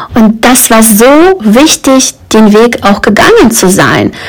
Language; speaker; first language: German; early bilingual, other home language; Russian